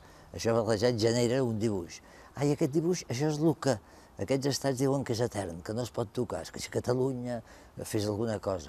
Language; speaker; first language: Catalan; native; Catalan